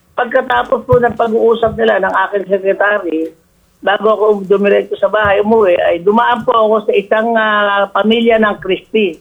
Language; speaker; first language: Filipino; native; Filipino